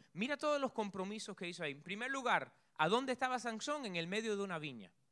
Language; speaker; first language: Spanish; early bilingual, heritage; Spanish